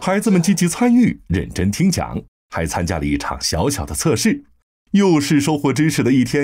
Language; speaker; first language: Chinese; native; Chinese